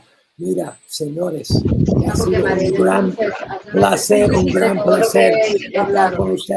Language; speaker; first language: Spanish; non-native, learner; English